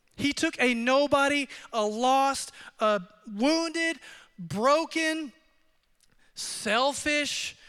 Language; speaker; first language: English; native; English